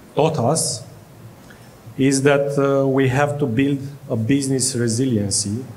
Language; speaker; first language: English; non-native, fluent; Romanian